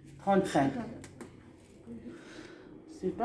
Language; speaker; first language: French; non-native, local second language; Arabic